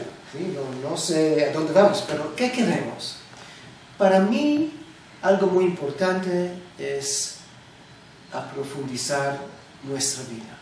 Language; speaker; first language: Spanish; non-native, fluent; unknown